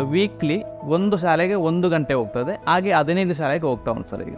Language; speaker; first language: Kannada; native; Kannada